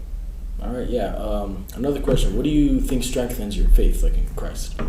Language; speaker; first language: English; native; English